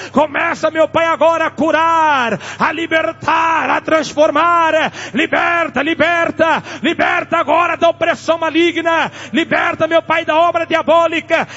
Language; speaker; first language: Portuguese; non-native, local second language; Tsonga